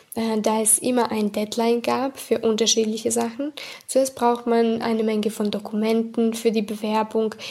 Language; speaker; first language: German; non-native, fluent; Serbian